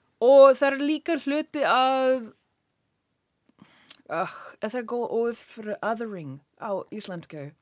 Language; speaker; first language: Icelandic; non-native, learner; English